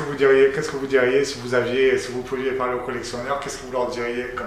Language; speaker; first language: French; native; French